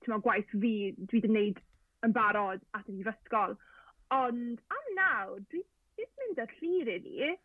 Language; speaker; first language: Welsh; native; Welsh